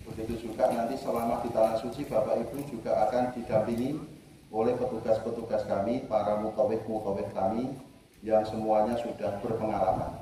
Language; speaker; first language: Indonesian; native; Indonesian